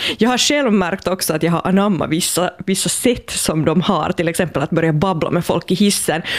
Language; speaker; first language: Swedish; native; Swedish